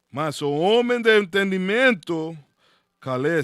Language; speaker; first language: Portuguese; non-native, learner; Spanish